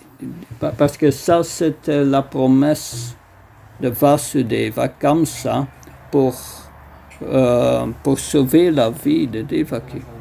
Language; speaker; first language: French; non-native, fluent; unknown